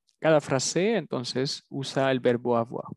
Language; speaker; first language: Spanish; non-native, fluent; French